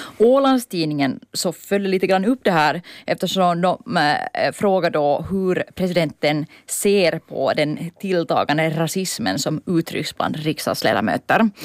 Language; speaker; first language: Swedish; native; Swedish